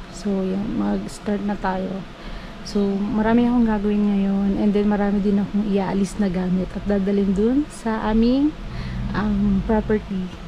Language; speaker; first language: Filipino; native; Filipino